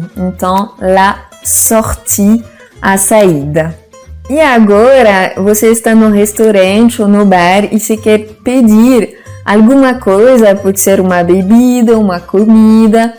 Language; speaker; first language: Portuguese; non-native, fluent; French